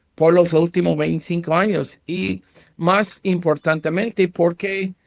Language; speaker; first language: Spanish; non-native, learner; English